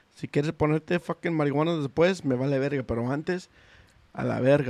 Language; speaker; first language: Spanish; early bilingual, heritage; Spanish